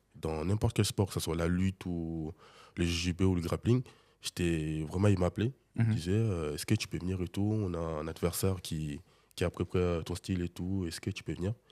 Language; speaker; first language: French; early bilingual, other home language; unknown